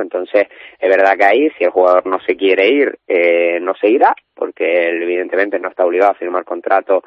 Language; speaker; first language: Spanish; native; Spanish